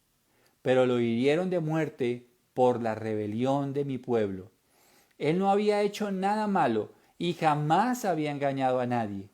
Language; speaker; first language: Spanish; native; Spanish